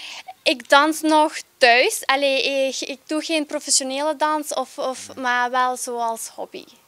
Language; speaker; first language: Dutch; early bilingual, other home language; Albanian